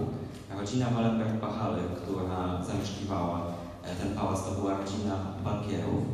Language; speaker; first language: Polish; native; Polish